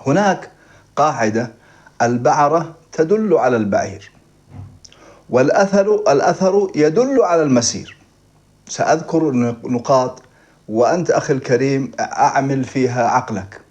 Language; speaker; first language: Arabic; native; Arabic